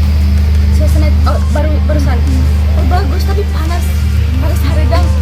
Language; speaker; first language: Indonesian; non-native, fluent; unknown